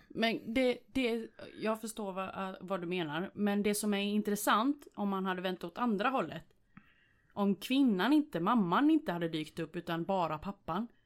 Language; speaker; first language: Swedish; early bilingual, other home language; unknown